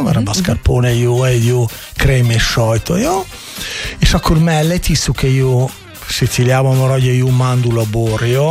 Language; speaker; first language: Hungarian; non-native, learner; Italian